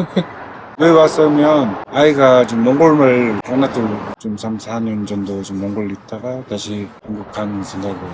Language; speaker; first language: Korean; non-native, learner; Mongolian